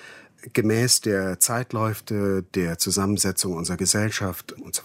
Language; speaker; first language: German; native; German